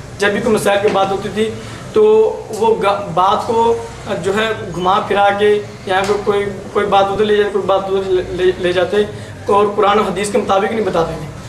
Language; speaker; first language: Urdu; non-native, local second language; Punjabi